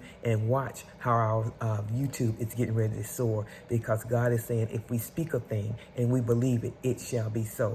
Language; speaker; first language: English; native; English